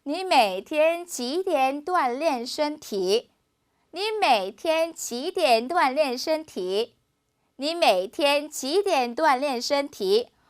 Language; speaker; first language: Chinese; non-native, fluent; Korean